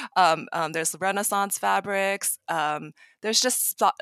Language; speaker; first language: English; native; English